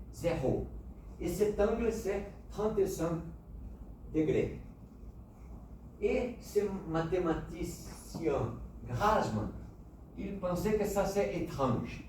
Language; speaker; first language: French; non-native, fluent; Portuguese